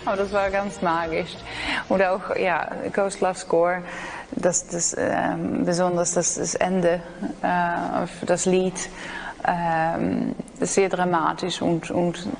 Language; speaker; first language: German; non-native, learner; Dutch